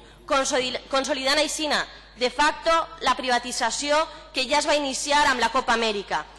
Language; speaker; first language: Catalan; native; Catalan